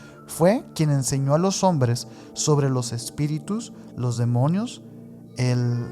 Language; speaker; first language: Spanish; native; Spanish